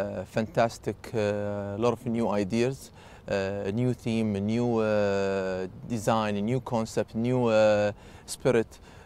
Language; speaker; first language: English; non-native, fluent; Arabic